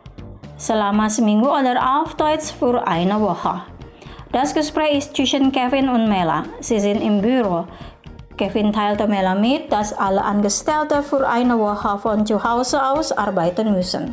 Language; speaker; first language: German; non-native, fluent; Indonesian